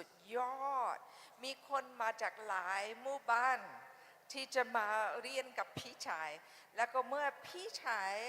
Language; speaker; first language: Thai; non-native, fluent; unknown